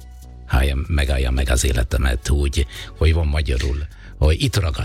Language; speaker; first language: Hungarian; non-native, fluent; Italian